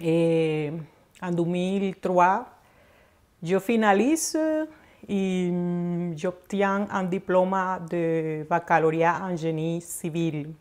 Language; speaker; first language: French; non-native, fluent; Spanish